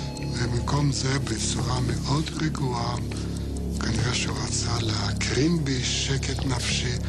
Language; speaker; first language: Hebrew; non-native, fluent; Yiddish